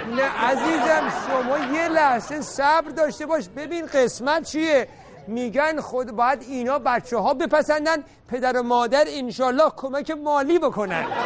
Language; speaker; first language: Persian; early bilingual, heritage; Persian